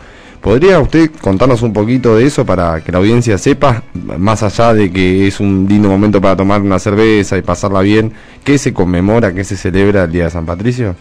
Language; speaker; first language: Spanish; native; Spanish